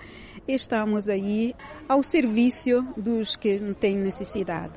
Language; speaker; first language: Portuguese; non-native, local second language; Kabuverdianu